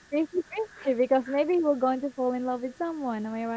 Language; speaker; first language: English; non-native, fluent; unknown